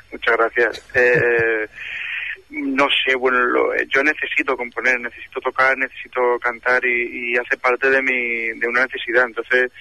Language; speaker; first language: Spanish; native; Spanish